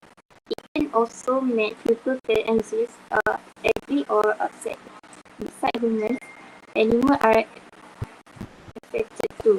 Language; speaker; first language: English; non-native, local second language; Malay